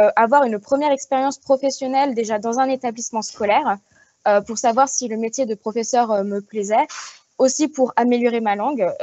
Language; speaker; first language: French; native; French